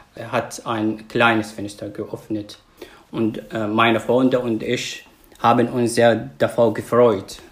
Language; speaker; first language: German; non-native, fluent; Arabic